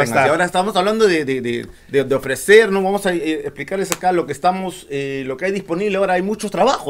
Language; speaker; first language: Spanish; native; Spanish